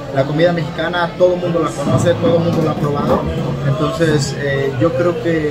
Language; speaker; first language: Spanish; native; Spanish